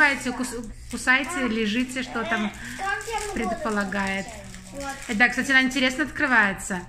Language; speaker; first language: Russian; native; Russian